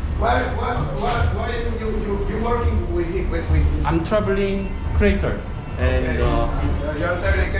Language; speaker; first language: English; non-native, learner; Korean